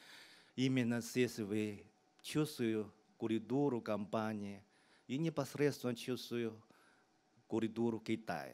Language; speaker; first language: Russian; non-native, fluent; Chinese